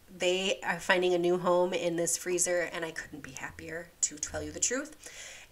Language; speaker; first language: English; native; English